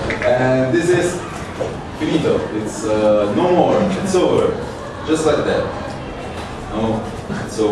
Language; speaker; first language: English; non-native, learner; Italian